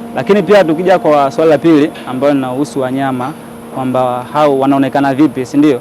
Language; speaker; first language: Swahili; native; Swahili